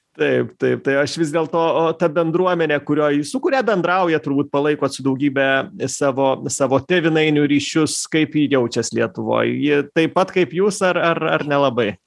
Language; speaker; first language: Lithuanian; native; Lithuanian